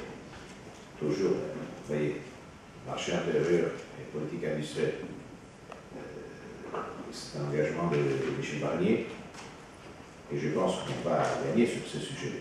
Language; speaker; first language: French; non-native, fluent; Italian